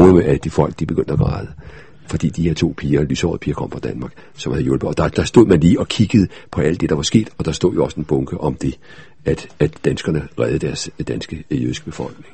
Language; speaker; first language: Danish; native; Danish